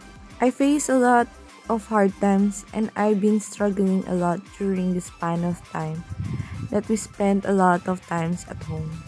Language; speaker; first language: English; non-native, local second language; Filipino